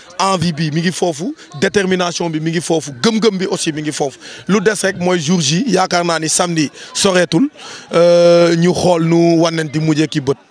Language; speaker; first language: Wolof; native; Wolof